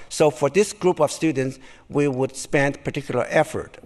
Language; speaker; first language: English; non-native, fluent; Chinese